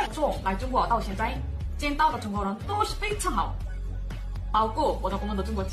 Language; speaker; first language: Chinese; non-native, fluent; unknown